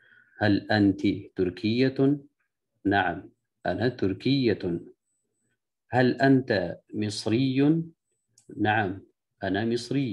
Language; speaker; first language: Arabic; non-native, fluent; Urdu